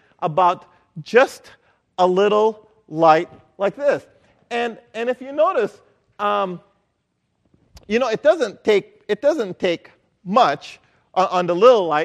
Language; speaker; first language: English; non-native, local second language; Filipino